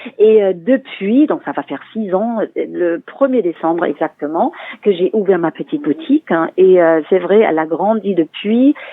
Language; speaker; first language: French; non-native, fluent; German